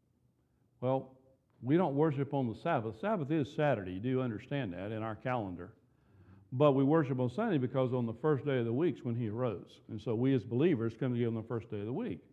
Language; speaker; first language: English; native; English